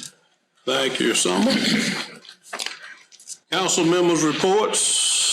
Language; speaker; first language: English; native; English